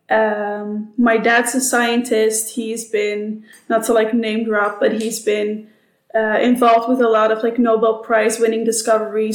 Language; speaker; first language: English; non-native, fluent; Dutch